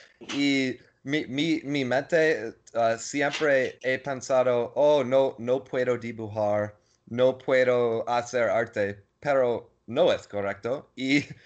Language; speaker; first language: Spanish; non-native, learner; English